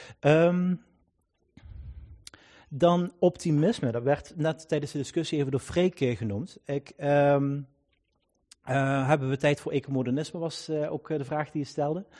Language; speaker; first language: Dutch; native; Dutch